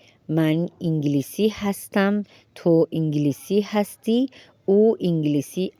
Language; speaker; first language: Persian; non-native, fluent; Urdu